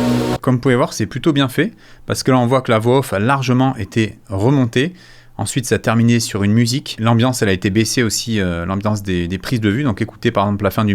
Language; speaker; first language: French; native; French